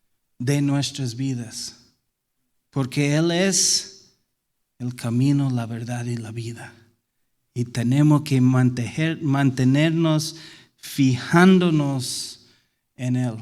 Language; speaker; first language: Spanish; non-native, fluent; English